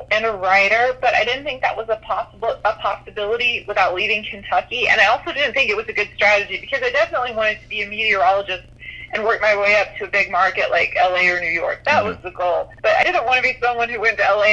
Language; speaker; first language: English; native; English